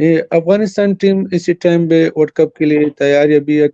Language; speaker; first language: Hindi; non-native, fluent; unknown